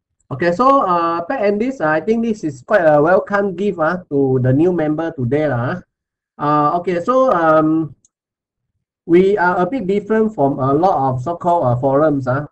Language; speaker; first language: English; non-native, local second language; Chinese